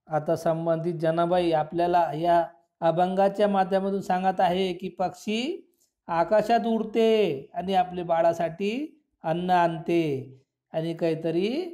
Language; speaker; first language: Marathi; non-native, local second language; Urdu